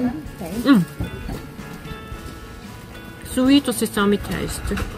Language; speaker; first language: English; non-native, learner; Japanese